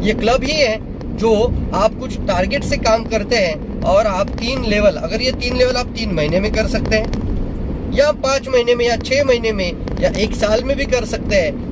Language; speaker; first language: Hindi; non-native, local second language; Marathi